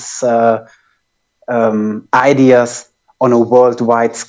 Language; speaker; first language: English; non-native, fluent; German